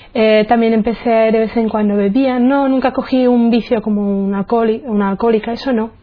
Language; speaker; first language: Spanish; non-native, fluent; Czech